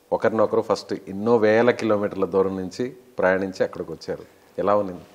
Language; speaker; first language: Telugu; native; Telugu